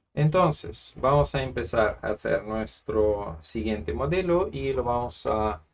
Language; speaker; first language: Spanish; non-native, fluent; Russian